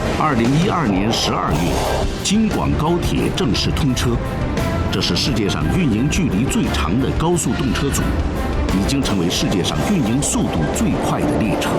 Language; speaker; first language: Chinese; native; Chinese